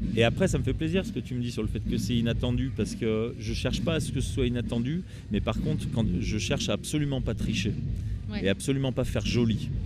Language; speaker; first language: French; native; French